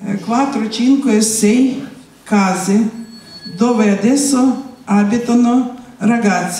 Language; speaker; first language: Italian; non-native, learner; Russian